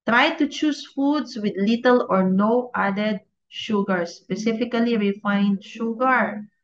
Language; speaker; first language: English; non-native, local second language; Filipino